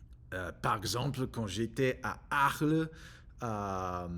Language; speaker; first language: French; non-native, learner; English